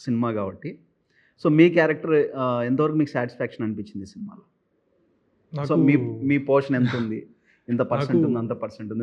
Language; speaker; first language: Telugu; native; Telugu